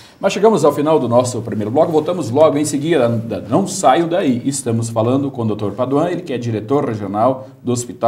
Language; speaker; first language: Portuguese; native; Portuguese